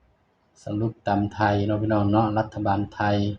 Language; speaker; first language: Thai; non-native, local second language; Lao